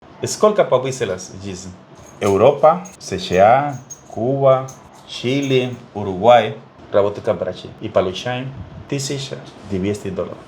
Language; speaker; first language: Russian; non-native, fluent; Spanish